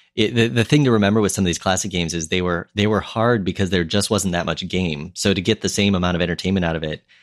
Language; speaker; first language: English; native; English